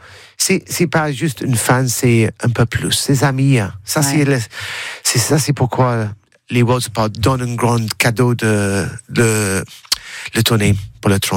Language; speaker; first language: French; non-native, learner; English